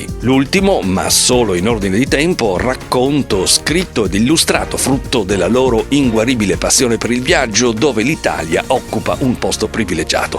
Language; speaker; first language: Italian; native; Italian